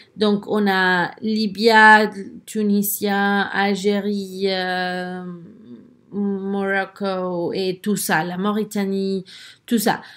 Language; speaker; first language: French; non-native, learner; Spanish